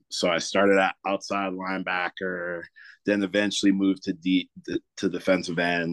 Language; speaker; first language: English; native; English